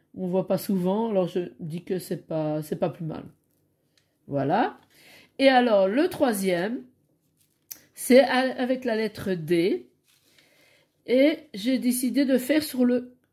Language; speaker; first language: French; native; French